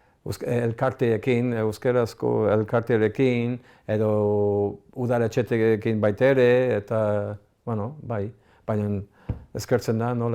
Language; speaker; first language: Basque; non-native, fluent; English